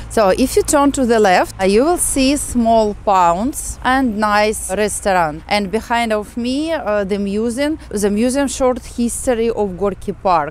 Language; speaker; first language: English; non-native, fluent; Russian